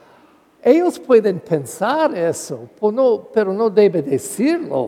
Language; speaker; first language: Spanish; non-native, learner; English